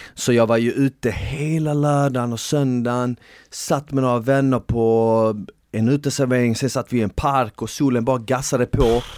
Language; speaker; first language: Swedish; early bilingual, other home language; Bosnian